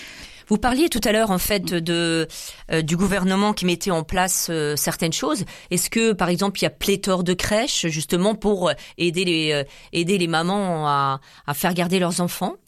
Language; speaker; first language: French; native; French